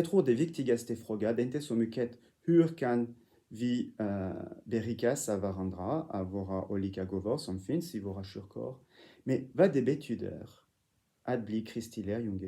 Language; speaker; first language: Swedish; non-native, fluent; French